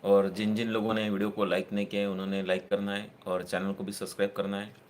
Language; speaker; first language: Hindi; non-native, local second language; Marathi